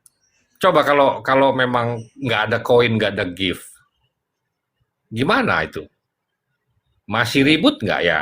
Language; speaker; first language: Indonesian; native; Indonesian